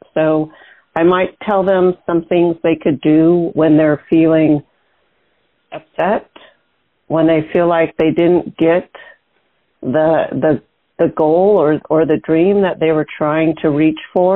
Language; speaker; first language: English; native; English